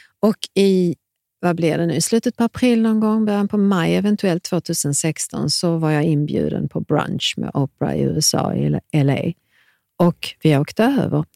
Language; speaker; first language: Swedish; early bilingual, other home language; Serbian